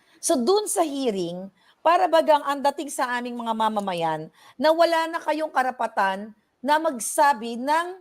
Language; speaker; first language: Filipino; native; Filipino